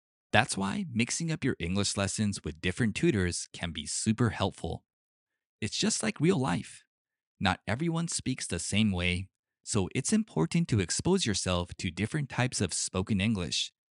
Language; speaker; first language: English; early bilingual, other home language; Japanese